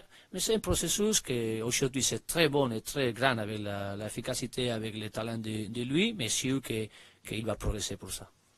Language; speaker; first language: French; non-native, learner; Spanish